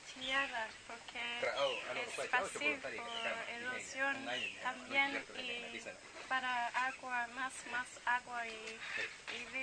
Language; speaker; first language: Spanish; non-native, learner; English